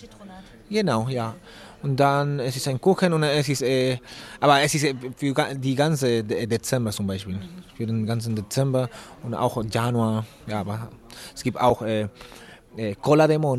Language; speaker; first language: German; non-native, learner; Spanish